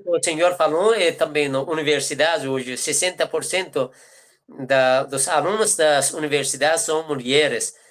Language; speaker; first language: Portuguese; non-native, fluent; Persian